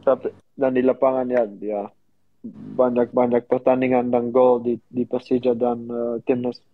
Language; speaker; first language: Indonesian; non-native, learner; Dutch